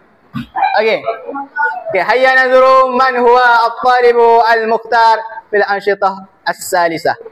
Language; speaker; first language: Arabic; non-native, learner; Malay